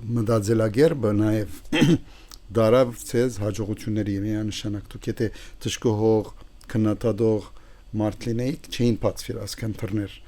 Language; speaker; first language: Armenian; early bilingual, heritage; Armenian